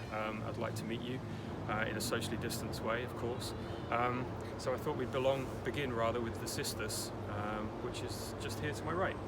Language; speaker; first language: English; native; English